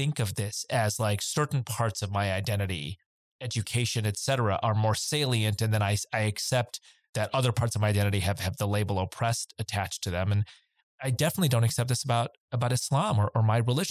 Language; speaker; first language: English; native; English